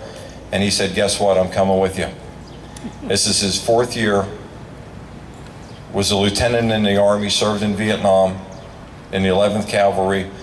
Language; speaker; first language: English; native; English